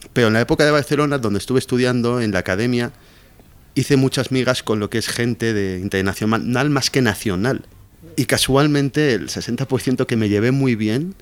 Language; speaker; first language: Spanish; native; Spanish